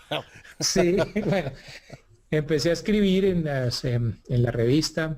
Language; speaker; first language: Spanish; native; Spanish